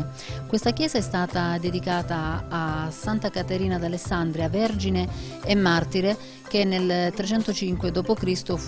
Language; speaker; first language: Italian; native; Italian